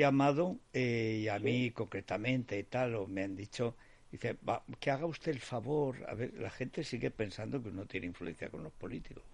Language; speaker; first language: Spanish; native; Spanish